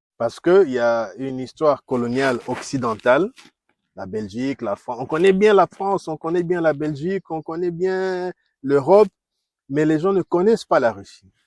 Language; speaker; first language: French; non-native, local second language; Kongo